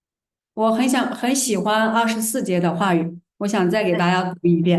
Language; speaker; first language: Chinese; native; Chinese